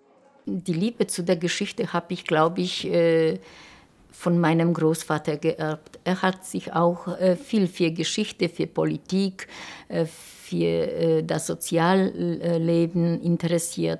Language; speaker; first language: German; non-native, local second language; Polish